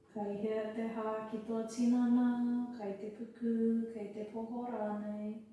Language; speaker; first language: Māori; non-native, local second language; English